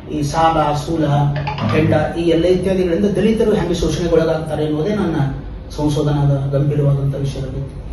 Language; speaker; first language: Kannada; non-native, local second language; Lambadi